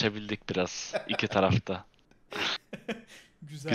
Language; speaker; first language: Turkish; early bilingual, heritage; Turkish